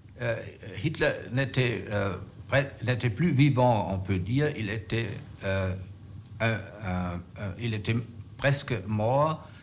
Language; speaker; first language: French; non-native, fluent; German